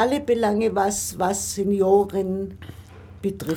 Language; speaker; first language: German; native; German